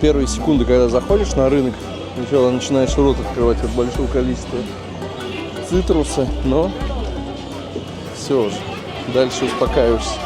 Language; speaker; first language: Russian; native; Russian